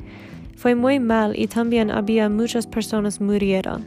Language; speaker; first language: Spanish; non-native, learner; English